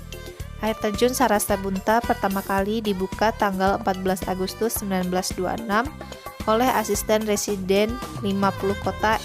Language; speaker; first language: Indonesian; native; Indonesian